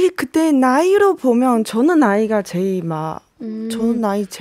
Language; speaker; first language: Korean; non-native, learner; Chinese